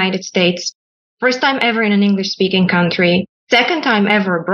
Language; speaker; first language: English; non-native, fluent; Bulgarian